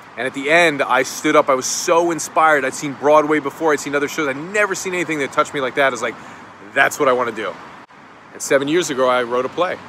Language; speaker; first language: English; native; English